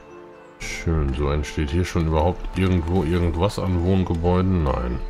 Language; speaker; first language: German; native; German